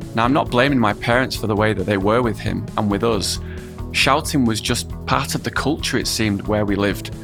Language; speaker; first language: English; native; English